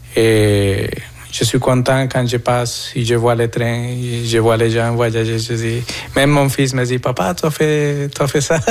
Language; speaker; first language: French; non-native, fluent; Spanish